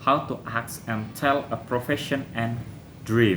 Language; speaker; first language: English; non-native, fluent; Indonesian